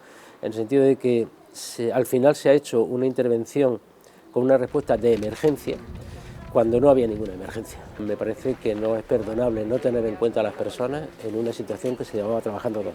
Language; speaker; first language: Spanish; native; Spanish